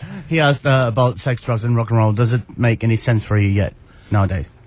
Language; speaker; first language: English; non-native, fluent; Portuguese